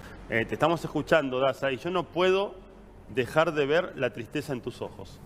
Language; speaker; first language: Spanish; native; Spanish